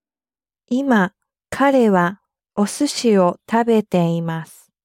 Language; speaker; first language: Japanese; non-native, learner; English